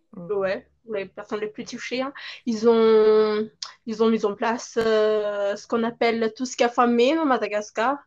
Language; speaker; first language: French; non-native, local second language; Malagasy